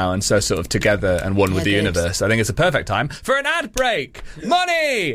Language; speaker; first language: English; native; English